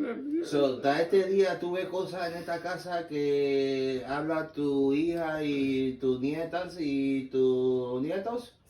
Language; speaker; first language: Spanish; early bilingual, heritage; English